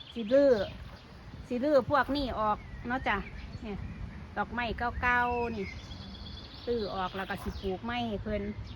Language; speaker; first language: Thai; native; Thai